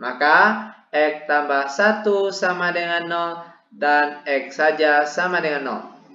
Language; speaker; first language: Indonesian; native; Indonesian